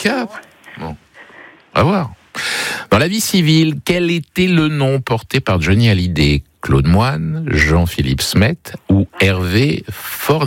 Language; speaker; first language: French; native; French